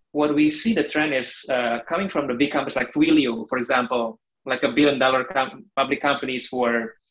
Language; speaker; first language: English; non-native, fluent; Indonesian